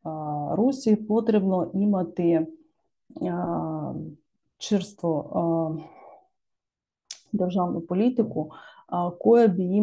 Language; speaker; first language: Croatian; non-native, learner; Ukrainian